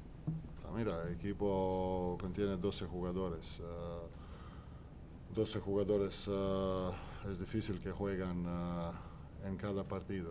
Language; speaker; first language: Spanish; non-native, fluent; Croatian